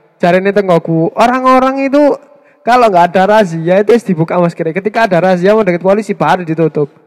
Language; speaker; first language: Indonesian; non-native, local second language; Javanese